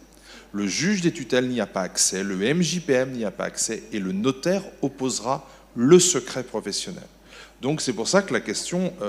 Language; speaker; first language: French; native; French